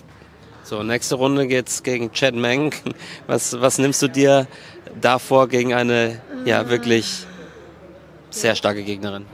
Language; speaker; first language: German; native; German